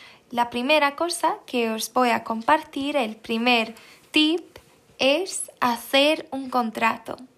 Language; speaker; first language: Spanish; non-native, fluent; Swedish